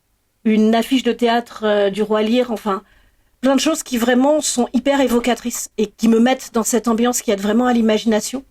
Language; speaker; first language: French; native; French